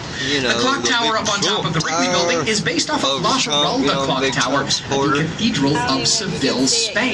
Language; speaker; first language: English; native; English